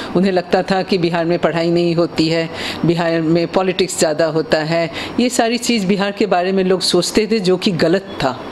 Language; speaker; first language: Hindi; non-native, local second language; Bangla